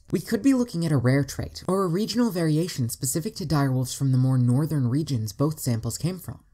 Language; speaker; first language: English; native; English